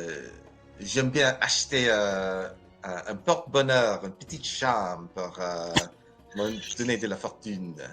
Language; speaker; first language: French; non-native, learner; English